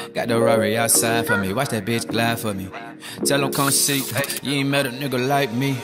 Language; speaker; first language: English; native; English